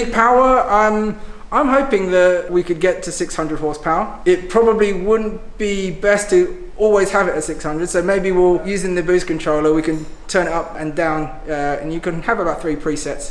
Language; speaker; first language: English; native; English